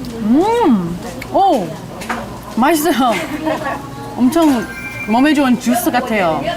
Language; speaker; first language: Korean; non-native, fluent; English